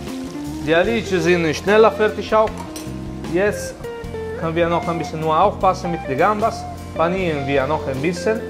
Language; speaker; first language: German; non-native, learner; Italian